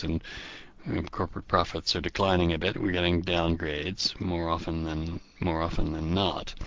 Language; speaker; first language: English; native; English